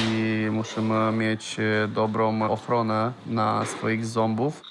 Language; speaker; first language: Polish; non-native, fluent; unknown